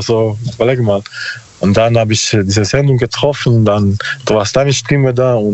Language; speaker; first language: German; non-native, learner; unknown